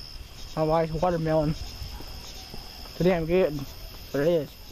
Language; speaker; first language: English; native; English